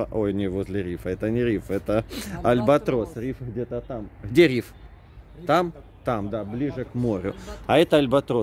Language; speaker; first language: Russian; native; Russian